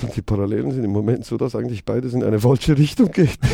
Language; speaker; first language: German; native; German